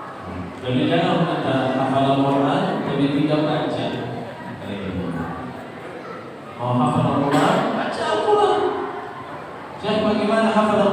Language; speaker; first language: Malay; non-native, learner; Arabic